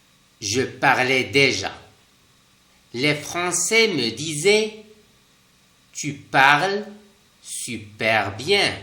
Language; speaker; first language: French; non-native, fluent; Spanish